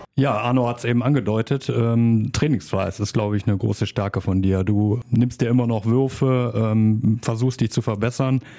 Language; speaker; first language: German; native; German